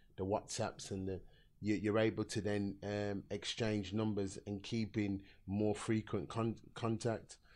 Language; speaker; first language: English; native; English